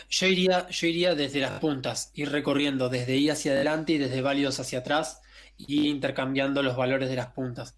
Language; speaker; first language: Spanish; native; Spanish